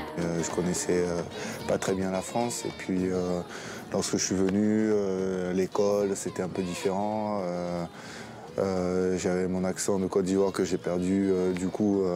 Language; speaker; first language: French; native; French